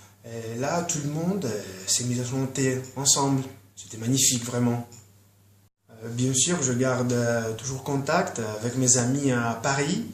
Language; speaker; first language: French; non-native, fluent; Greek